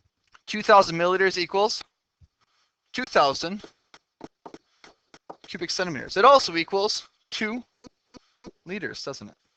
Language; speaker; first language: English; native; English